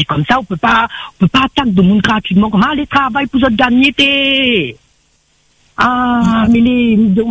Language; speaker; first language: French; non-native, local second language; Réunion Creole French